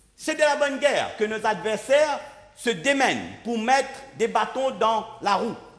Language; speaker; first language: French; non-native, local second language; Morisyen